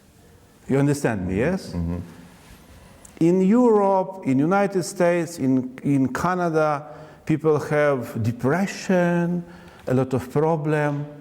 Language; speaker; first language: English; non-native, learner; Ukrainian